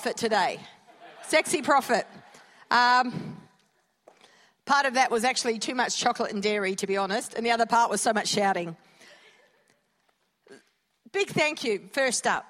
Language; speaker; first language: English; native; English